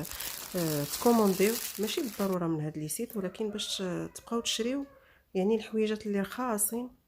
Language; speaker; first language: Arabic; native; Arabic